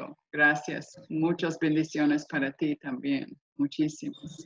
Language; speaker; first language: Spanish; non-native, fluent; English